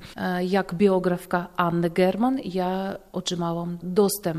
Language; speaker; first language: Polish; non-native, fluent; Russian